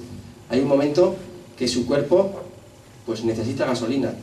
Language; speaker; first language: Spanish; native; Spanish